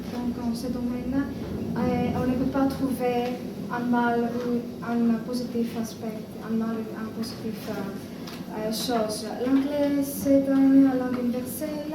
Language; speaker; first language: French; non-native, learner; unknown